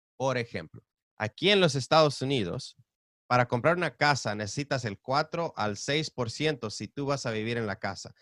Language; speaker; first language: Spanish; early bilingual, heritage; Spanish